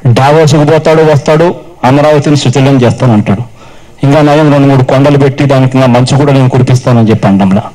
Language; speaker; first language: Telugu; native; Telugu